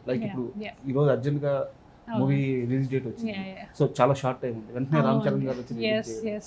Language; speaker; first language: Telugu; native; Telugu